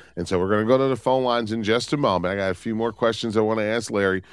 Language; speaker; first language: English; native; English